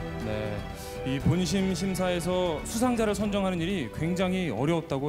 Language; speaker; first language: Korean; native; Korean